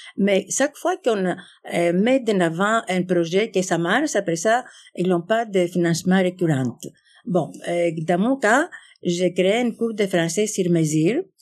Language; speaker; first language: French; non-native, fluent; Greek